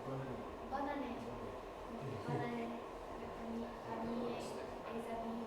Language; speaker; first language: French; non-native, learner; English